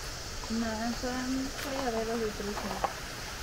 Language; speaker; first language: Spanish; native; Spanish